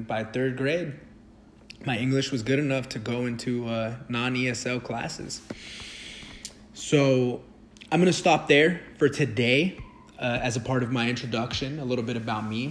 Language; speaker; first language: English; early bilingual, other home language; Spanish